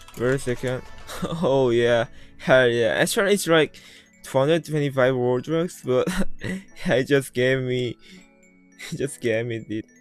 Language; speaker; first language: English; non-native, learner; Korean